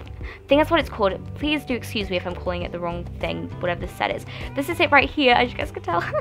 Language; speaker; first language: English; native; English